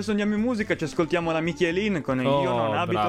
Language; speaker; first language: Italian; native; Italian